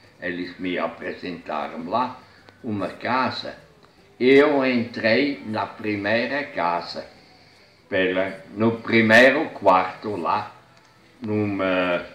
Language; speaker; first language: Portuguese; non-native, fluent; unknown